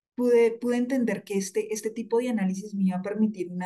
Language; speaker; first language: Spanish; native; Spanish